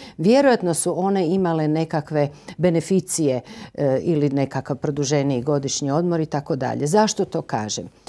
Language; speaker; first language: Croatian; native; Croatian